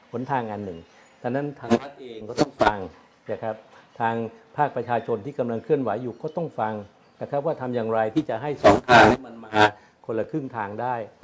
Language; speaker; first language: Thai; native; Thai